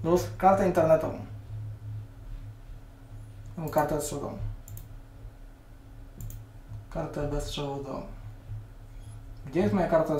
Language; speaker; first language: Polish; native; Polish